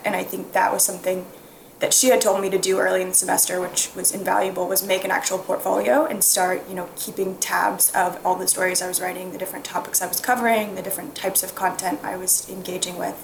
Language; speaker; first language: English; native; English